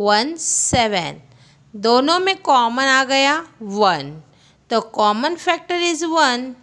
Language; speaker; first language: Hindi; non-native, local second language; Marathi